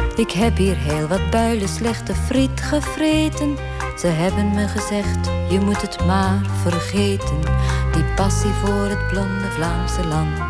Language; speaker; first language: Dutch; native; Dutch